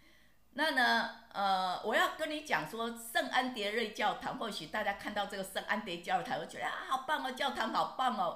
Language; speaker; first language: Chinese; native; Chinese